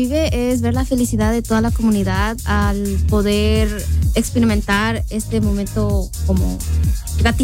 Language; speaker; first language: Spanish; early bilingual, heritage; Spanish